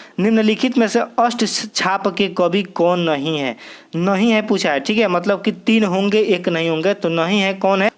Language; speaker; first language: Hindi; native; Hindi